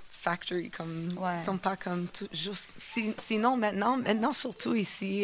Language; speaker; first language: French; non-native, fluent; English